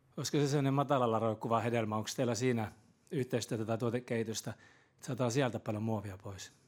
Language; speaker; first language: Finnish; non-native, fluent; Russian